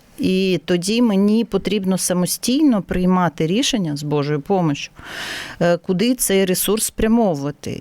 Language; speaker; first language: Ukrainian; non-native, local second language; Russian